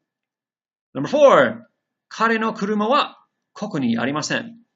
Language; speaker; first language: Japanese; non-native, fluent; English